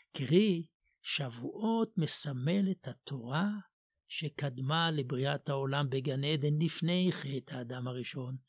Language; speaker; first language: Hebrew; native; Hebrew